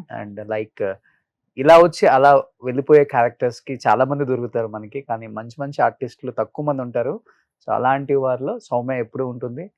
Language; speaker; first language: Telugu; native; Telugu